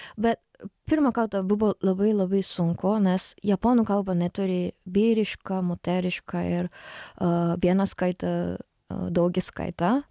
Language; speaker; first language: Lithuanian; non-native, learner; Japanese